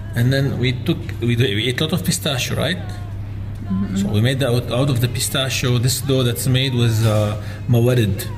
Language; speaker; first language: English; non-native, fluent; Arabic